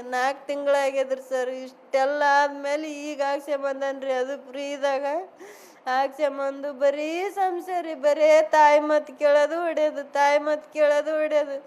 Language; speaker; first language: Kannada; native; Kannada